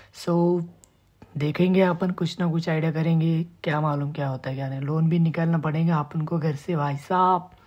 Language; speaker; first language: Hindi; non-native, local second language; Marathi